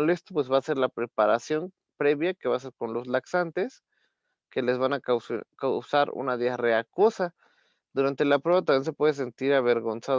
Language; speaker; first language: Spanish; native; Spanish